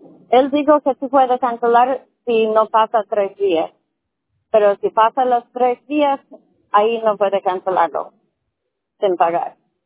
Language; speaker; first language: Spanish; non-native, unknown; English